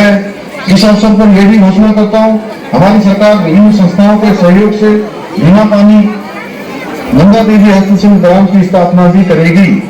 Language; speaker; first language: Hindi; native; Hindi